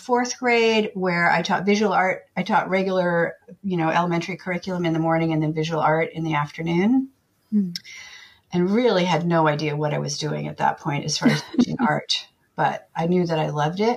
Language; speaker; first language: English; native; English